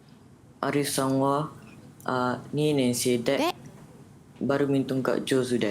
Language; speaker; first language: Japanese; non-native, learner; Malay